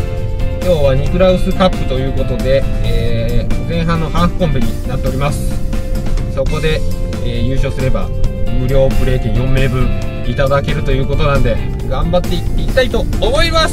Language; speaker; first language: Japanese; native; Japanese